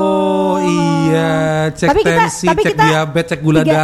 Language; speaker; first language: Indonesian; native; Indonesian